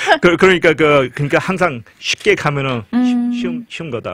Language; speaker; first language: Korean; native; Korean